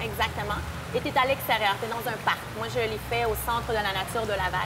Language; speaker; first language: French; native; French